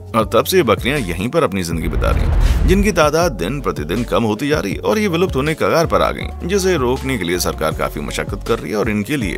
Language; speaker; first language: Hindi; native; Hindi